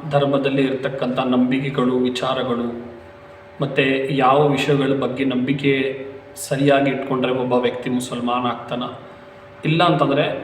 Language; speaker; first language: Kannada; non-native, local second language; Urdu